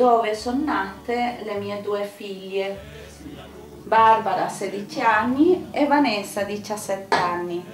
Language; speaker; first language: Italian; non-native, fluent; Spanish